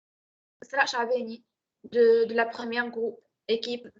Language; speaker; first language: French; non-native, learner; Arabic